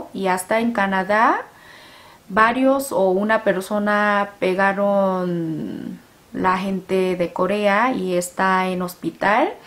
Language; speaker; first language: Spanish; non-native, fluent; Korean